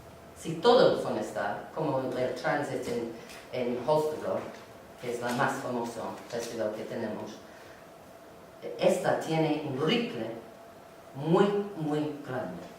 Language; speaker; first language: Spanish; non-native, learner; English